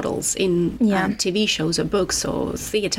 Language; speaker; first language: English; non-native, fluent; Romanian